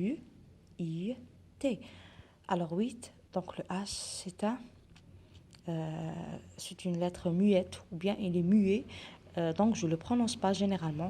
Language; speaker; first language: French; non-native, local second language; Arabic